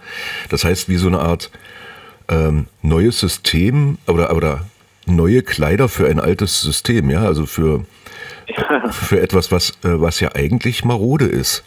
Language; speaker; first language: German; native; German